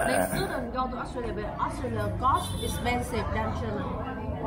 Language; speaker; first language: English; non-native, learner; Vietnamese